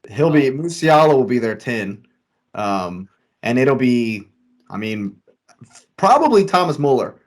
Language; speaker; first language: English; native; English